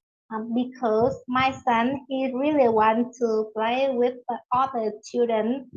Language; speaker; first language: English; non-native, learner; Vietnamese